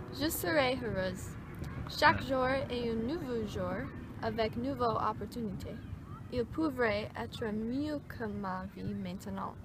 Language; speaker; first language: French; non-native, learner; English